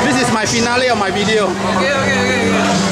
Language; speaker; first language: English; non-native, local second language; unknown